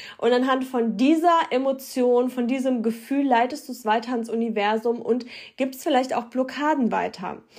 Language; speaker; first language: German; early bilingual, other home language; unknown